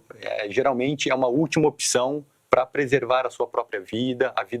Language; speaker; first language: Portuguese; native; Portuguese